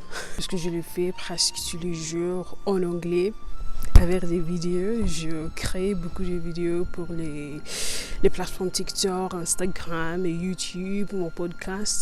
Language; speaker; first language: French; non-native, learner; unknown